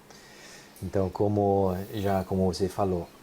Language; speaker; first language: Portuguese; non-native, fluent; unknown